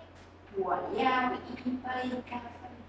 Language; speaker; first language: Chinese; non-native, learner; Vietnamese